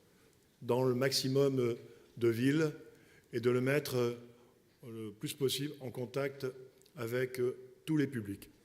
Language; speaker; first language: French; native; French